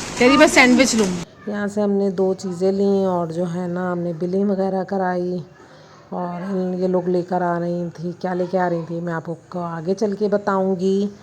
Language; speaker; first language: Urdu; native; Urdu